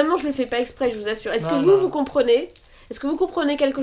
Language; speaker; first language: French; native; French